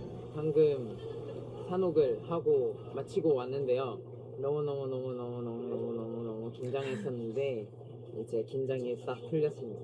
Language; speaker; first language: Korean; non-native, fluent; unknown